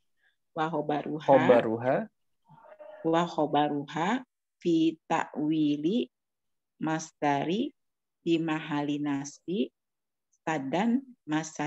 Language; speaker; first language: Arabic; non-native, learner; Indonesian